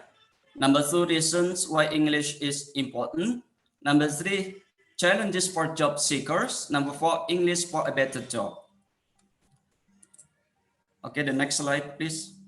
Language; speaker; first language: English; non-native, fluent; Indonesian